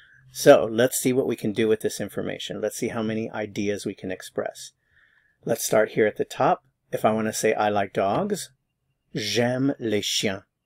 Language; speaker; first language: English; native; English